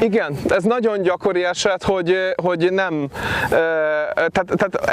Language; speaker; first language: Hungarian; native; Hungarian